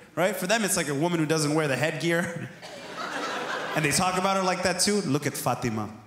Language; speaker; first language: English; native; English